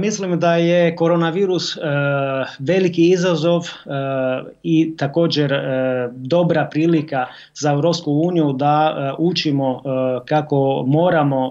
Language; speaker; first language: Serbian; non-native, fluent; Italian